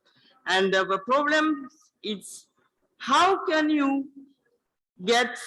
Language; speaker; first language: English; non-native, learner; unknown